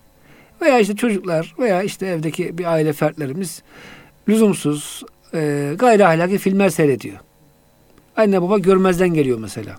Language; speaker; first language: Turkish; native; Turkish